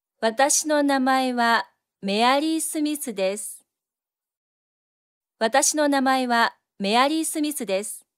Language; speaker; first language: Japanese; native; Japanese